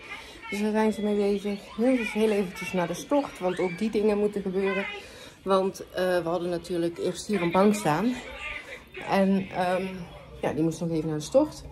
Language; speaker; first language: Dutch; native; Dutch